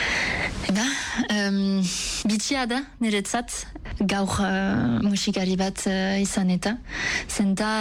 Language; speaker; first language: Basque; non-native, local second language; French